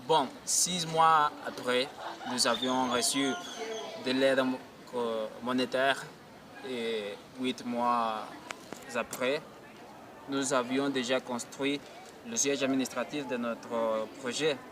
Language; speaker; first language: French; non-native, learner; Spanish